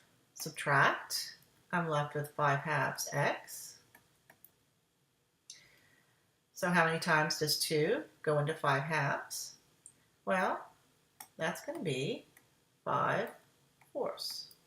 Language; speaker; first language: English; native; English